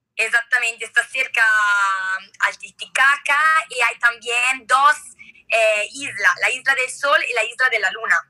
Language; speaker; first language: Spanish; non-native, learner; Italian